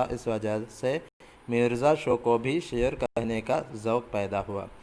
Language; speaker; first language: Urdu; non-native, local second language; Malayalam